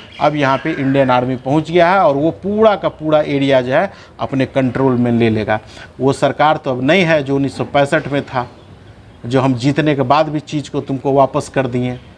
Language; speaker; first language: Hindi; native; Hindi